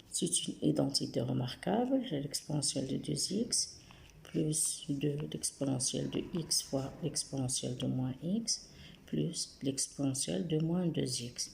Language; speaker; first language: French; non-native, local second language; Arabic